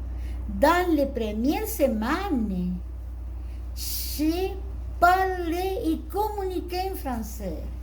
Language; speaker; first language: French; non-native, learner; Spanish